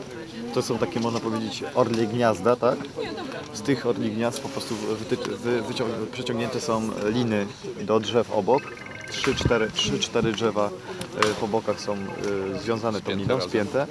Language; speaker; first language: Polish; native; Polish